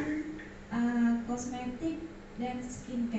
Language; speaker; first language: Indonesian; native; Indonesian